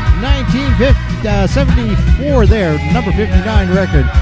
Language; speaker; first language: English; native; English